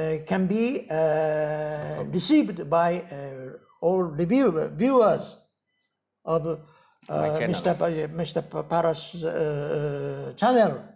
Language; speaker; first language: English; non-native, learner; Japanese